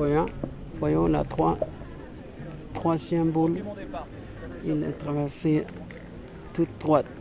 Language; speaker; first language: French; non-native, learner; English